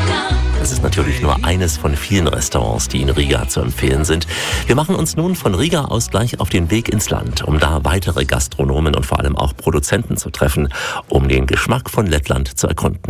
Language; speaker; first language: German; native; German